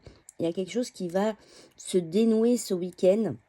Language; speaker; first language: French; native; French